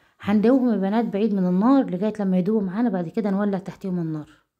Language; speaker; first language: Arabic; native; Arabic